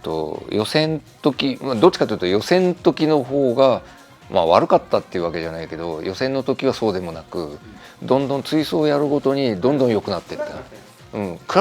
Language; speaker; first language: Japanese; native; Japanese